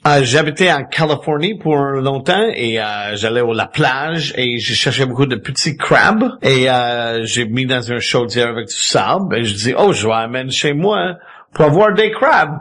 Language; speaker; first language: French; non-native, fluent; English